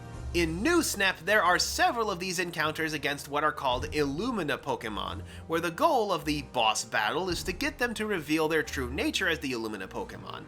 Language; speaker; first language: English; native; English